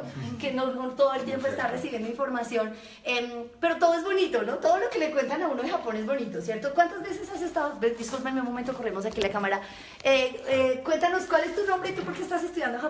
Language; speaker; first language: Spanish; native; Spanish